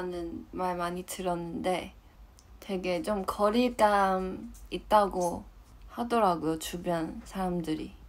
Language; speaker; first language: Korean; non-native, fluent; Chinese